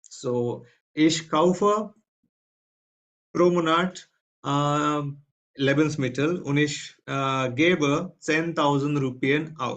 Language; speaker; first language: German; non-native, fluent; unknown